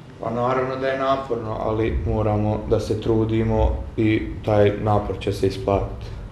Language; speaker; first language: Bosnian; native; Bosnian